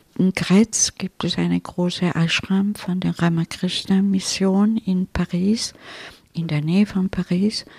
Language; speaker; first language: German; non-native, fluent; Italian